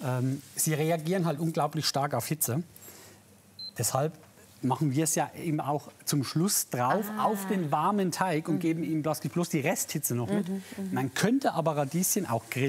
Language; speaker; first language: German; native; German